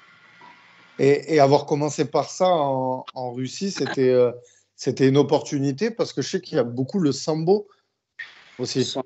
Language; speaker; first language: French; native; French